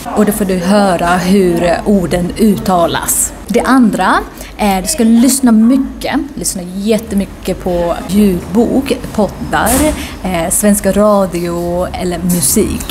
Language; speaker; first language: Swedish; non-native, fluent; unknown